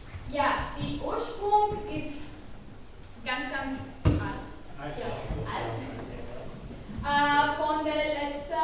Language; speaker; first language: German; non-native, learner; Catalan